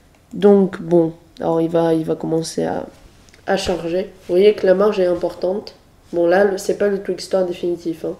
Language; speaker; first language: French; native; French